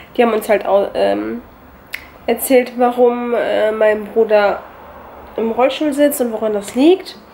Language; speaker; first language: German; early bilingual, other home language; Turkish